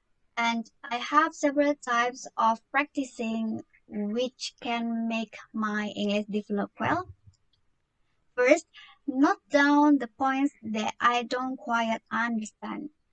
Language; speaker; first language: English; non-native, learner; Indonesian